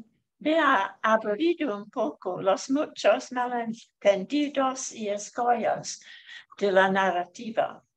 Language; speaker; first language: Spanish; non-native, fluent; English